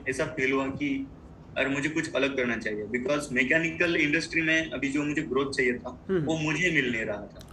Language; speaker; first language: Hindi; non-native, local second language; Marathi